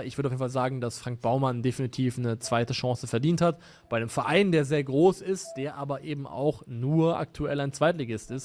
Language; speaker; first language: German; native; German